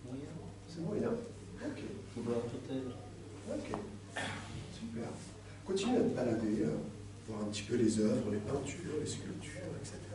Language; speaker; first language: French; native; French